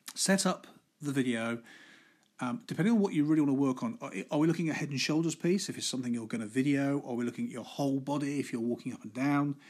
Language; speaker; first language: English; native; English